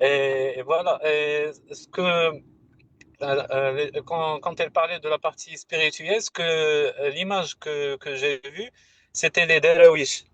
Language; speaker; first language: French; non-native, fluent; Arabic